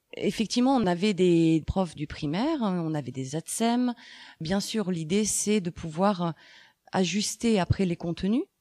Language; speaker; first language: French; native; French